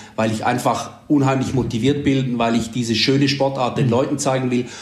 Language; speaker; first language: German; native; German